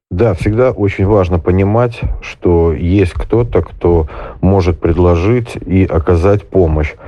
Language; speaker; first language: Russian; native; Russian